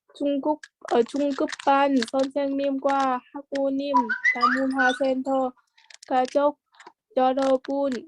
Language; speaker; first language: Korean; non-native, learner; Vietnamese